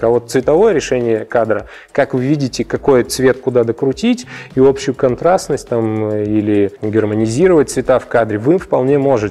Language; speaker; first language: Russian; native; Russian